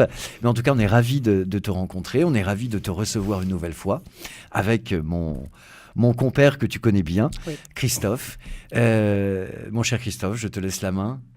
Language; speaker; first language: French; native; French